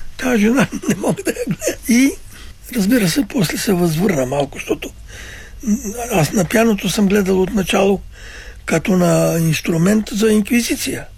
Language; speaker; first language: Bulgarian; early bilingual, other home language; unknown